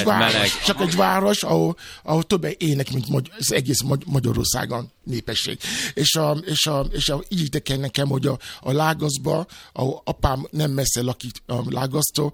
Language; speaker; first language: Hungarian; non-native, fluent; Yoruba